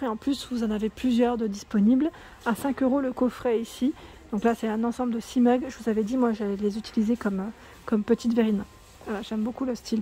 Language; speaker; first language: French; native; French